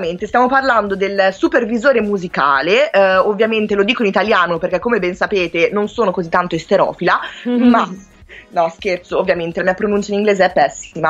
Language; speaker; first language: Italian; native; Italian